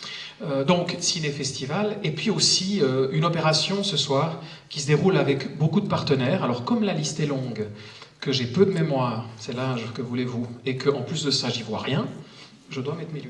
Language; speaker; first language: French; native; French